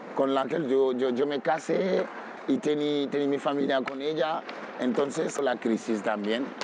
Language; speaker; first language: Spanish; non-native, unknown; Wolof